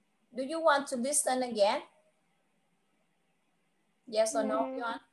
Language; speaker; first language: English; non-native, fluent; Vietnamese